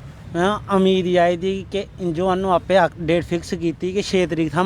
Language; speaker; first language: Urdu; non-native, local second language; Dogri